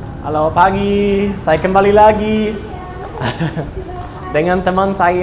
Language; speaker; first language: Indonesian; non-native, learner; English